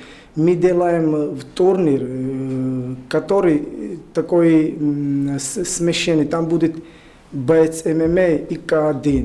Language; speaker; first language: Russian; non-native, learner; Georgian